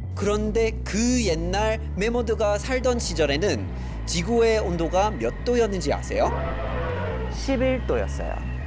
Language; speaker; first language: Korean; non-native, fluent; English